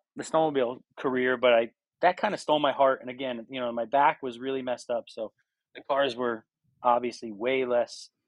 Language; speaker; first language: English; native; English